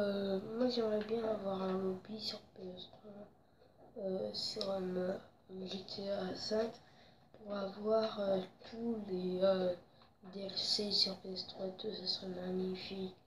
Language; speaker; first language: French; native; French